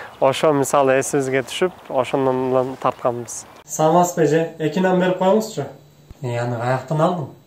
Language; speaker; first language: Kyrgyz; non-native, fluent; Turkish